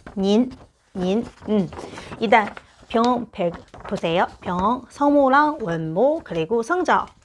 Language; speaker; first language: Korean; non-native, fluent; Chinese